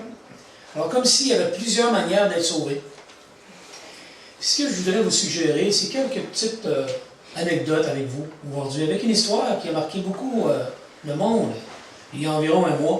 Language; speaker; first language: French; native; French